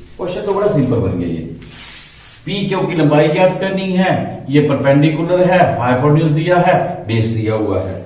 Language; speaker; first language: Hindi; non-native, local second language; Punjabi